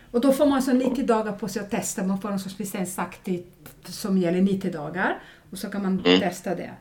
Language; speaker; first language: Swedish; non-native, fluent; Portuguese